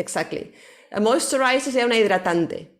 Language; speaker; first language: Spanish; native; Spanish